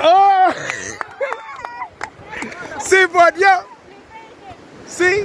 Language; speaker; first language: Spanish; non-native, learner; Kabuverdianu